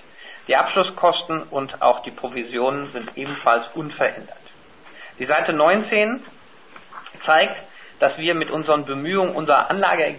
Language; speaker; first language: German; native; German